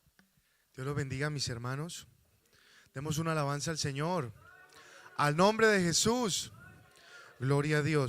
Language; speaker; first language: Spanish; native; Spanish